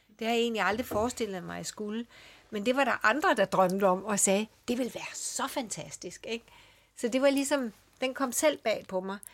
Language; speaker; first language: Danish; early bilingual, other home language; Swedish